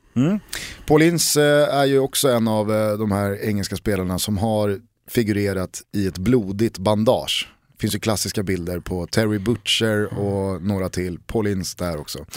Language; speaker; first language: Swedish; native; Swedish